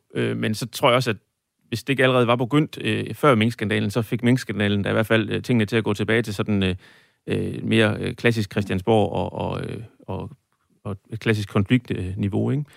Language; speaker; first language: Danish; native; Danish